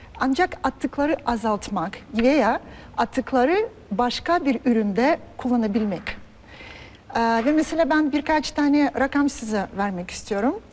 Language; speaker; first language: Turkish; non-native, fluent; Russian